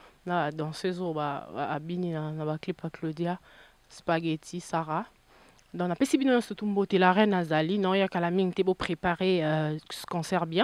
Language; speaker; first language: French; non-native, local second language; Lingala